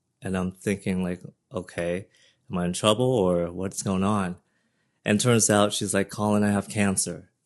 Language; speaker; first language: English; early bilingual, other home language; Vietnamese